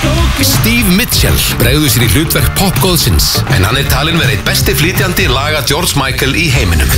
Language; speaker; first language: Icelandic; native; Icelandic